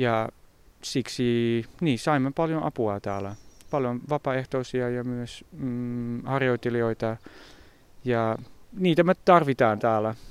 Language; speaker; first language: Finnish; non-native, fluent; Dutch